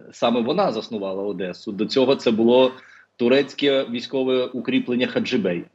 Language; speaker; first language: Ukrainian; non-native, local second language; Russian